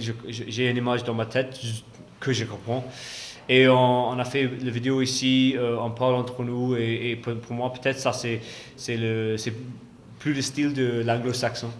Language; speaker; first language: French; non-native, fluent; English